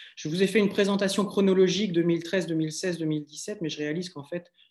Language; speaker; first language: French; native; French